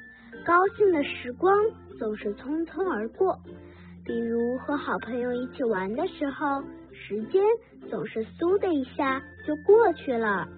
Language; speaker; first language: Chinese; native; Chinese